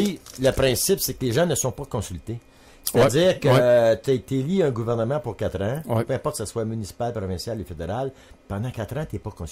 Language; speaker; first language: French; native; French